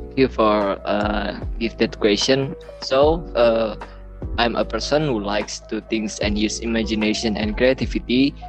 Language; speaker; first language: English; non-native, learner; Indonesian